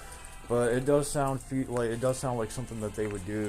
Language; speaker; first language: English; native; English